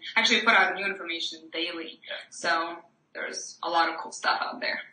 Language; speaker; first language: English; non-native, fluent; Ukrainian